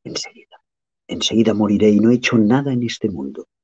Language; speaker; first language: Spanish; non-native, local second language; Catalan